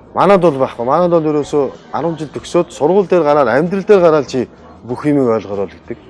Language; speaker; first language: Mongolian; native; Mongolian